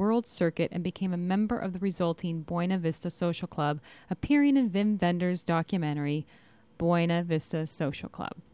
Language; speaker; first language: English; native; English